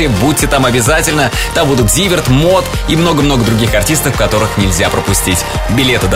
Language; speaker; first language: Russian; native; Russian